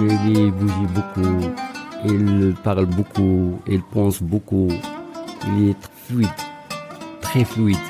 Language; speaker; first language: French; non-native, local second language; Arabic